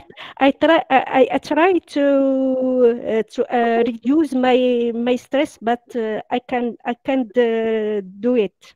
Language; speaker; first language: English; non-native, learner; Arabic